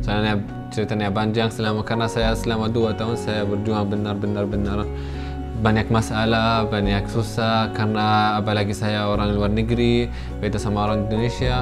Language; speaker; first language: Indonesian; non-native, fluent; Arabic